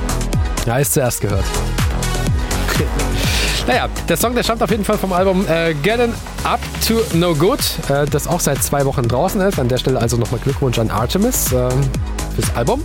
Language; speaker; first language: German; native; German